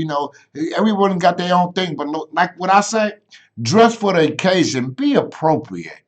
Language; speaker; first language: English; native; English